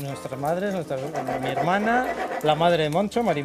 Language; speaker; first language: Spanish; native; Spanish